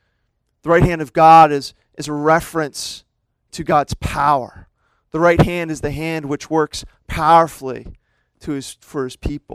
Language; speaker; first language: English; native; English